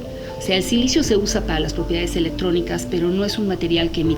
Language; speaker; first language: Spanish; native; Spanish